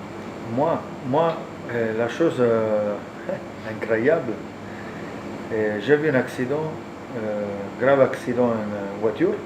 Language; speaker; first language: French; non-native, learner; Italian